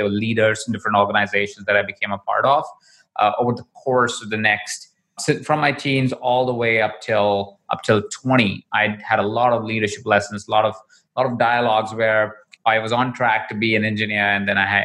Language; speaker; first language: English; non-native, local second language; Hindi